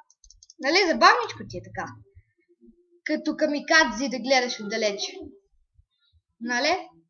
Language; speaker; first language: Bulgarian; native; Bulgarian